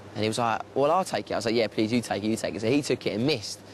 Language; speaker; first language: English; native; English